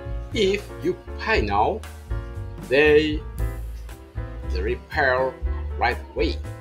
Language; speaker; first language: English; non-native, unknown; Indonesian